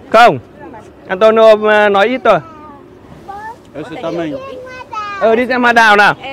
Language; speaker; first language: Vietnamese; native; Vietnamese